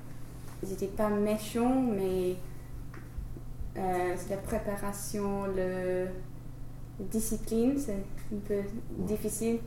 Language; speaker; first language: French; non-native, learner; English